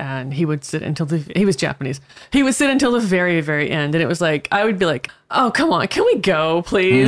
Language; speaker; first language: English; native; English